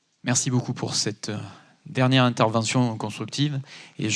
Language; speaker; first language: French; native; French